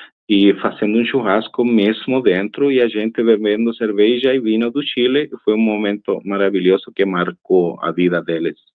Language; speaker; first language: Portuguese; non-native, fluent; Spanish